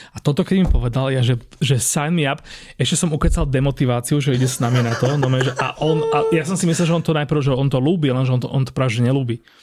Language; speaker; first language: Slovak; native; Slovak